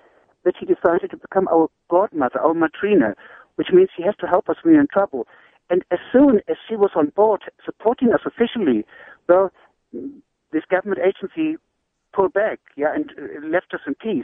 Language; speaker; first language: English; non-native, fluent; German